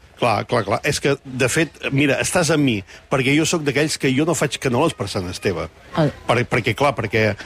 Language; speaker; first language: Catalan; native; Catalan